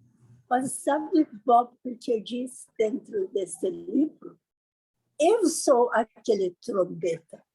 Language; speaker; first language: Portuguese; non-native, learner; Persian